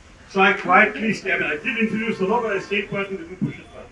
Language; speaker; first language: English; non-native, local second language; Malayalam